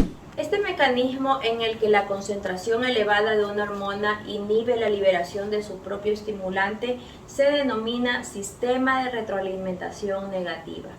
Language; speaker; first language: Spanish; native; Spanish